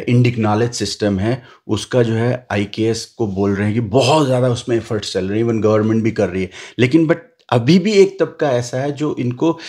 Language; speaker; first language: Hindi; native; Hindi